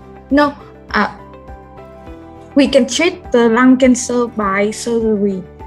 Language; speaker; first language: English; non-native, learner; Vietnamese